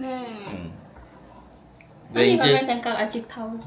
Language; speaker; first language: Korean; non-native, learner; Lao